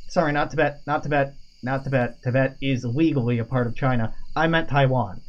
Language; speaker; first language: English; native; English